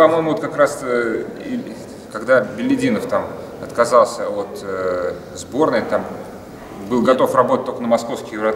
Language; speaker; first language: Russian; native; Russian